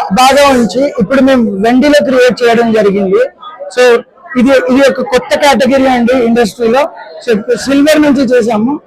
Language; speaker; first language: Telugu; native; Telugu